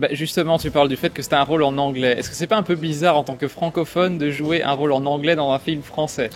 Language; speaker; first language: French; native; French